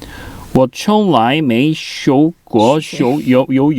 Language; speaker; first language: Chinese; non-native, learner; Korean